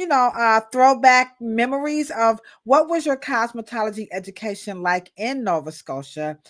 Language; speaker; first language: English; native; English